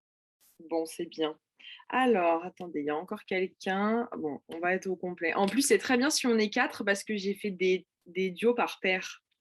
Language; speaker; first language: French; native; French